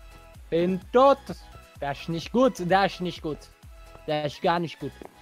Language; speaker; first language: German; native; German